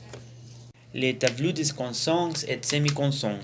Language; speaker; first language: French; non-native, learner; Spanish